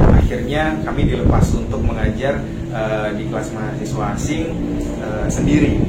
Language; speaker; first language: Indonesian; native; Indonesian